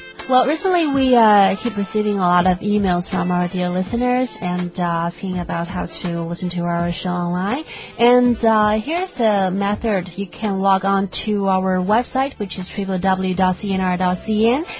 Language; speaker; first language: English; non-native, fluent; Chinese